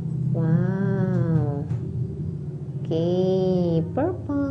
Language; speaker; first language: English; non-native, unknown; Indonesian